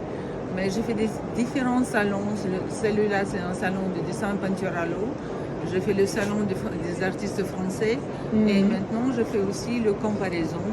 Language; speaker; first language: French; non-native, fluent; Romanian